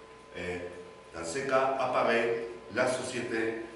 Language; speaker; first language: French; non-native, learner; Spanish